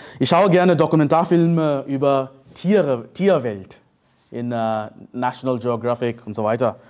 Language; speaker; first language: German; non-native, fluent; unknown